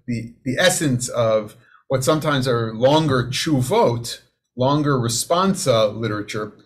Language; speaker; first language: English; native; English